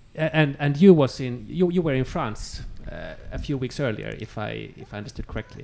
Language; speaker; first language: English; non-native, fluent; Finnish